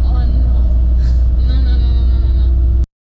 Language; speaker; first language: French; non-native, learner; Ukrainian